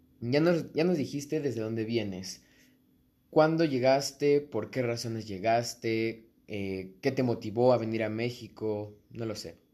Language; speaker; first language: Spanish; native; Spanish